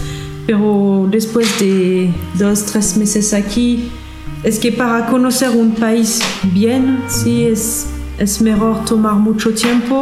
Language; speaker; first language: Spanish; non-native, fluent; French